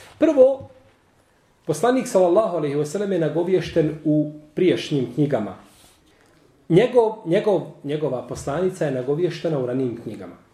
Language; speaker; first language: Bosnian; native; Bosnian